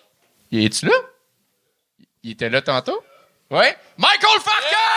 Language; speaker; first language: French; native; French